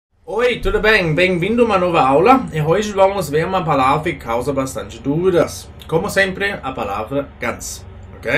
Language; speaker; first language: Portuguese; non-native, fluent; German